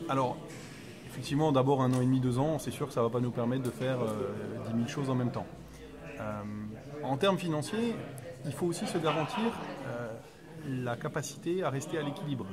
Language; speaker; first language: French; native; French